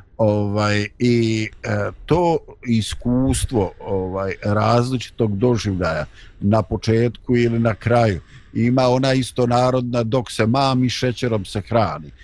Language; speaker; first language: Bosnian; native; Bosnian